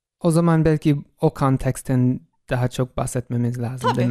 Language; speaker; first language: Turkish; non-native, fluent; English